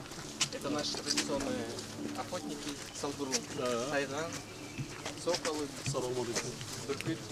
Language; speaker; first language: Russian; non-native, local second language; Kyrgyz